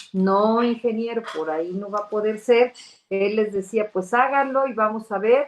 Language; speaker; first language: Spanish; native; Spanish